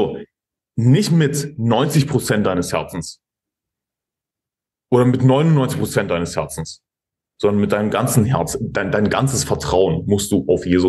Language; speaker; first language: German; native; German